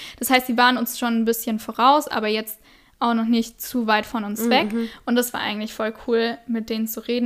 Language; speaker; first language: German; native; German